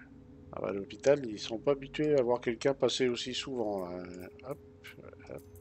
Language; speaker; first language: French; native; French